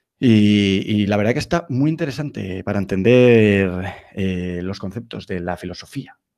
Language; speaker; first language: Spanish; native; Spanish